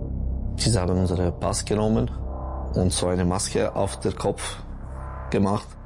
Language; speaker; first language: German; non-native, local second language; French